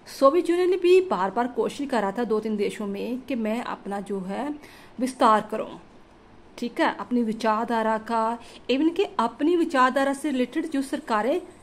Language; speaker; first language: Hindi; non-native, local second language; Punjabi